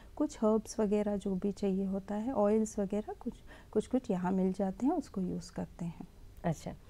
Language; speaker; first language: Hindi; non-native, local second language; Tamil